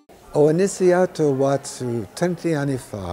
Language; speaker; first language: Italian; non-native, learner; English